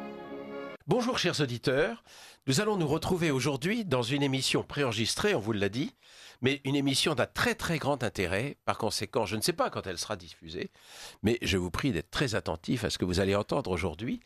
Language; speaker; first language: French; native; French